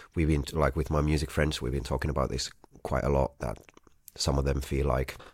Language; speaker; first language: English; non-native, fluent; Finnish